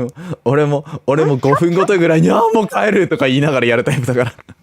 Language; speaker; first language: Japanese; native; Japanese